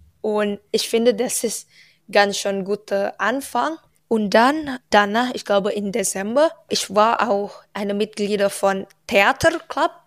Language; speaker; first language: German; non-native, learner; Indonesian